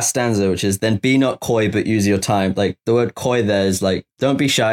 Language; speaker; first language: English; native; English